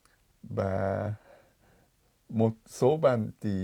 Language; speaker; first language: Vietnamese; non-native, fluent; Japanese